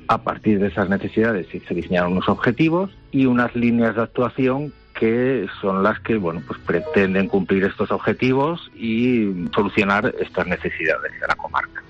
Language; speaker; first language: Spanish; native; Spanish